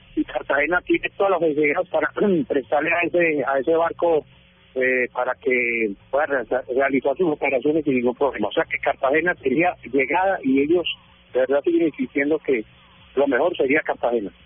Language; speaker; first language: Spanish; native; Spanish